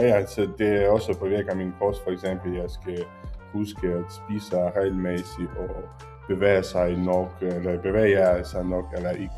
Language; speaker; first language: Danish; non-native, learner; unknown